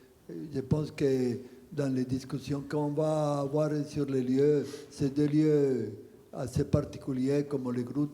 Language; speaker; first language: French; non-native, fluent; Spanish